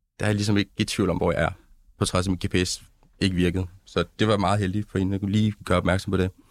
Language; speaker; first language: Danish; early bilingual, other home language; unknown